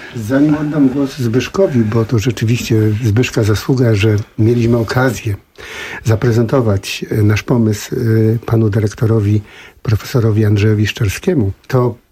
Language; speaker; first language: Polish; native; Polish